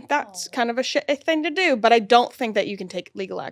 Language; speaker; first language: English; native; English